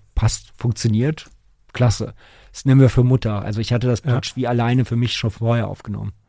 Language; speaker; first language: German; native; German